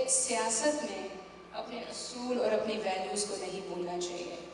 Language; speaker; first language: Urdu; early bilingual, heritage; Urdu